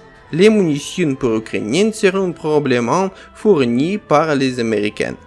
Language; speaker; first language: French; non-native, fluent; Ukrainian